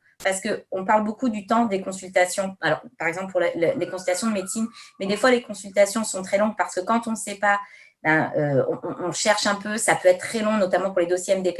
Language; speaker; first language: French; native; French